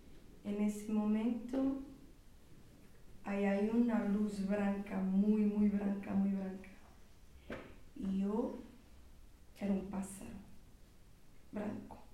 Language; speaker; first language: Spanish; non-native, learner; Portuguese